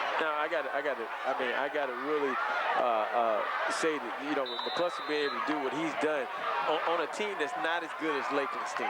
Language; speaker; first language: English; native; English